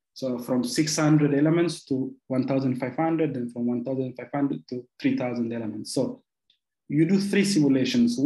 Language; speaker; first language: English; non-native, local second language; Amharic